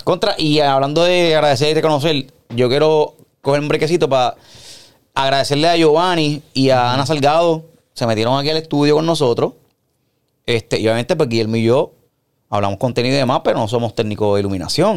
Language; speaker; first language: Spanish; native; Spanish